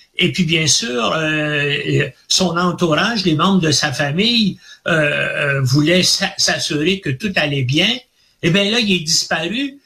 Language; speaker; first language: French; native; French